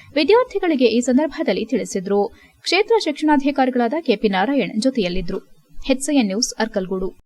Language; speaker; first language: Kannada; native; Kannada